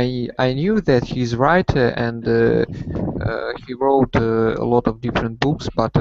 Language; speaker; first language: English; non-native, learner; Russian